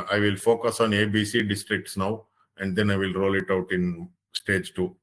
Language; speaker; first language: English; non-native, local second language; Kannada